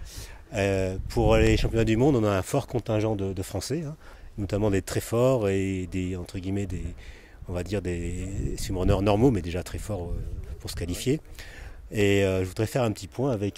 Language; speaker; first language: French; native; French